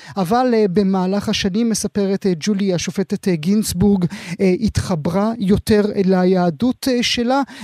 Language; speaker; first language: Hebrew; native; Hebrew